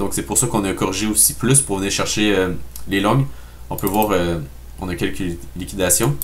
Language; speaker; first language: French; native; French